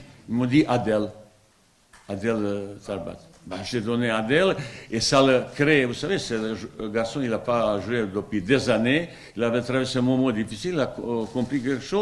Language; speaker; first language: French; non-native, fluent; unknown